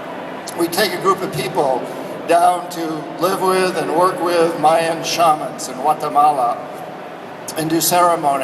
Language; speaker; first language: English; native; English